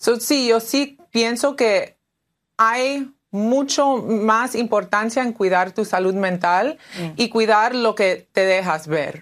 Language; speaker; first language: Spanish; early bilingual, heritage; Spanish